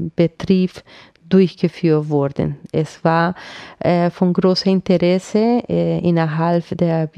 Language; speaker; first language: German; non-native, fluent; Spanish